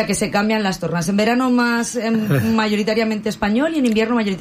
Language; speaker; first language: Spanish; native; Spanish